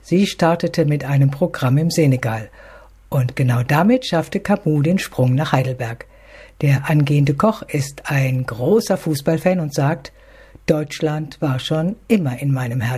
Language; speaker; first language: German; native; German